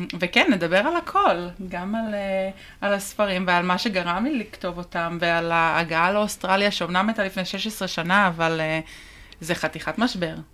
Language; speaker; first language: Hebrew; native; Hebrew